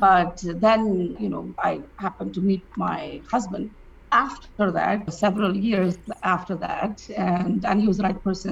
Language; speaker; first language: English; non-native, local second language; Tamil